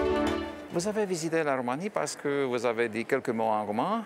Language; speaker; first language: French; non-native, fluent; Romanian